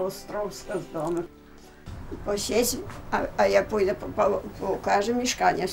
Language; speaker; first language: Ukrainian; native; Ukrainian